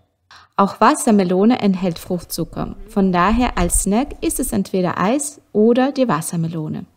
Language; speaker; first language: German; non-native, fluent; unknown